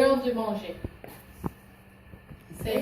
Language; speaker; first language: French; non-native, fluent; English